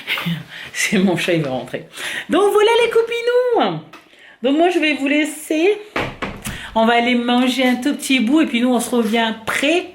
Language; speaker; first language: French; native; French